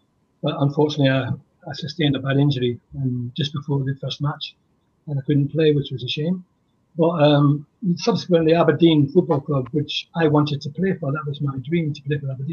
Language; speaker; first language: English; native; English